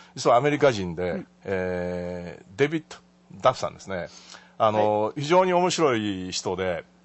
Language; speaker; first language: Japanese; native; Japanese